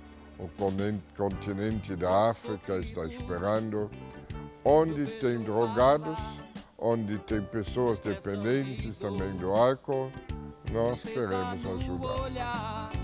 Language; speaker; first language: Portuguese; non-native, fluent; German